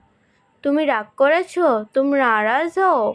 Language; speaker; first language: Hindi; non-native, learner; Bangla